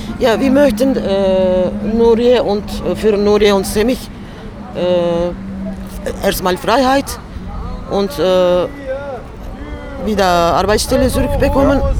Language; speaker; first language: German; non-native, learner; Turkish